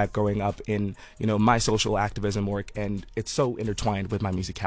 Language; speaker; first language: English; non-native, local second language; Tswana